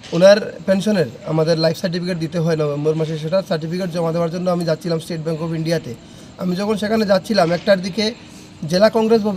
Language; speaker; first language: Bangla; native; Bangla